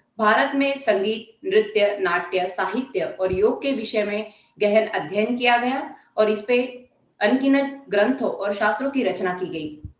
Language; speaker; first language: Hindi; non-native, local second language; Marathi